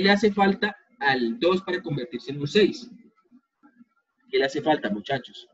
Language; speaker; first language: Spanish; native; Spanish